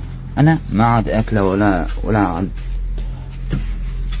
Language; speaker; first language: Arabic; native; Arabic